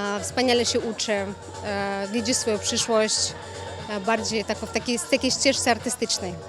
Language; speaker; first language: Polish; non-native, fluent; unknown